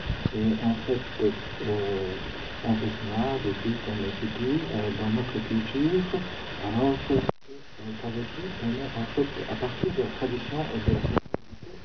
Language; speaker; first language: French; non-native, fluent; Japanese